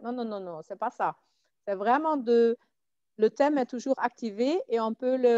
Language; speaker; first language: French; non-native, fluent; German